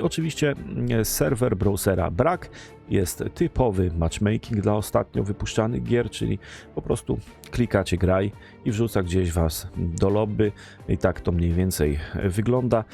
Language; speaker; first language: Polish; native; Polish